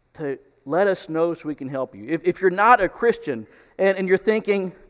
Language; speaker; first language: English; native; English